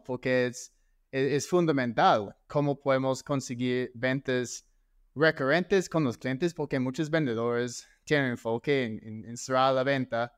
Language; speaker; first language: Spanish; non-native, fluent; English